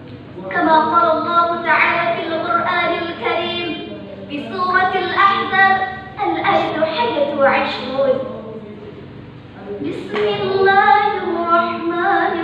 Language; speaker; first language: Arabic; non-native, fluent; Indonesian